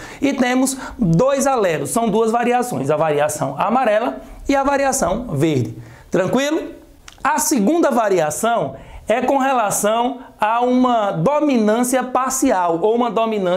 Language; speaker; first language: Portuguese; native; Portuguese